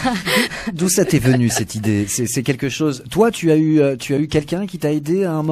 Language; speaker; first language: French; native; French